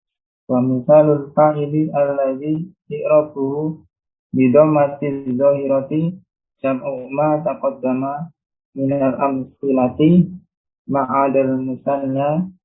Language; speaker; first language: Arabic; non-native, learner; Indonesian